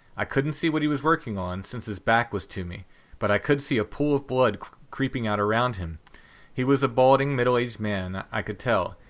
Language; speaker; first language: English; native; English